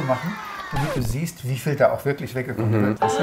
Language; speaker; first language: German; native; German